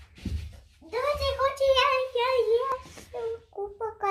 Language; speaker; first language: Russian; early bilingual, heritage; Russian